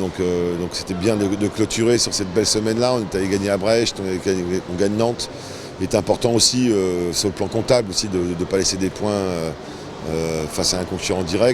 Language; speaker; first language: French; native; French